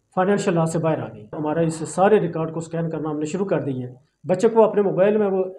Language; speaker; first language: Urdu; non-native, local second language; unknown